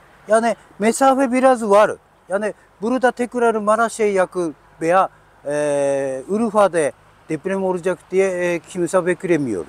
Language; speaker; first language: Turkish; non-native, learner; Japanese